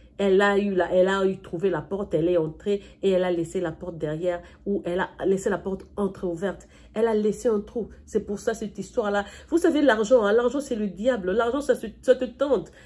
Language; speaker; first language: French; non-native, local second language; Lingala